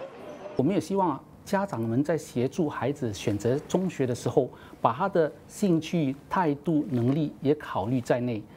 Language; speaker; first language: Chinese; native; Chinese